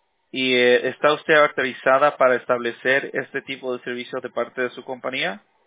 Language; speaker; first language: Spanish; early bilingual, heritage; Spanish